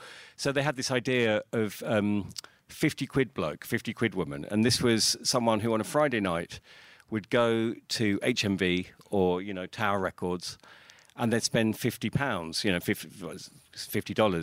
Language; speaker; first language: English; native; English